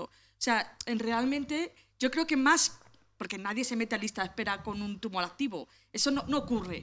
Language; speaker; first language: Spanish; native; Spanish